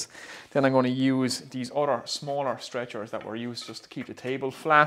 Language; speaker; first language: English; native; English